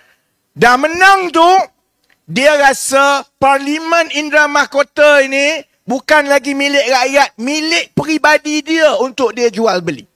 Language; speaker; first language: Malay; native; Malay